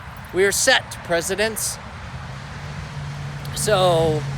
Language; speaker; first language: English; native; English